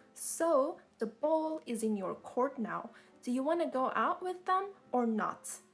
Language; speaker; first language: English; non-native, fluent; Turkish